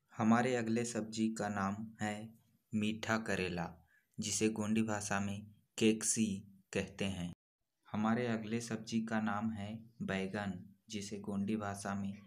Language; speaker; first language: Hindi; non-native, local second language; Gondi